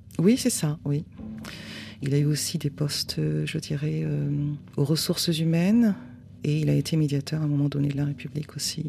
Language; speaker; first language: French; native; French